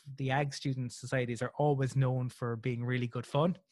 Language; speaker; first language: English; native; English